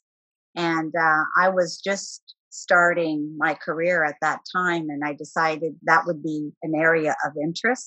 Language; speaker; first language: English; native; English